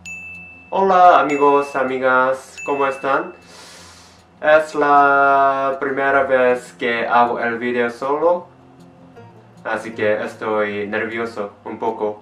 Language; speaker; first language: Spanish; non-native, learner; Korean